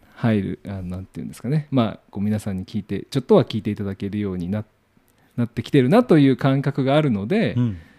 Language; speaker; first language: Japanese; native; Japanese